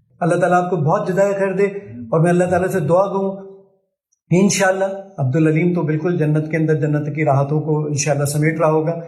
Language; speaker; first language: Urdu; native; Urdu